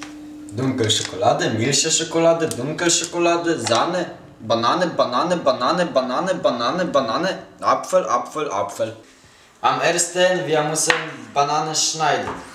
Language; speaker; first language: German; non-native, learner; Polish